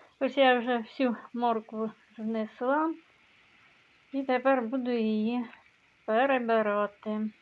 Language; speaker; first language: Ukrainian; native; Ukrainian